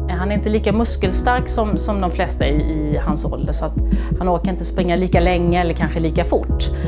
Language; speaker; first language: Swedish; native; Swedish